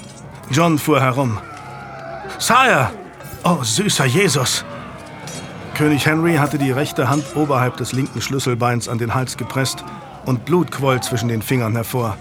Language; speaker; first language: German; native; German